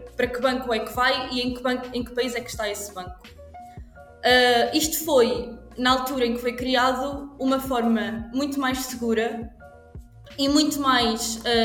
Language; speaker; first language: Portuguese; native; Portuguese